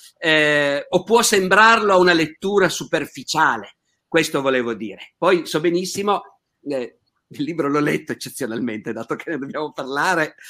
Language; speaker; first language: Italian; native; Italian